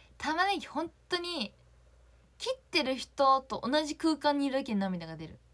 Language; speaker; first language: Japanese; native; Japanese